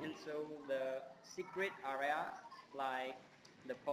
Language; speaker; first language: English; non-native, learner; Indonesian